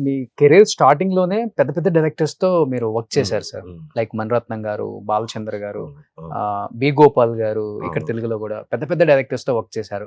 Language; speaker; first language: Telugu; native; Telugu